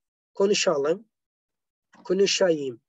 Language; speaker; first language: Turkish; non-native, fluent; Arabic